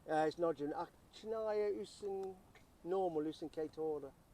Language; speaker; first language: Hungarian; early bilingual, heritage; English